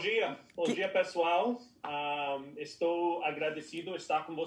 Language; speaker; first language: Portuguese; non-native, fluent; English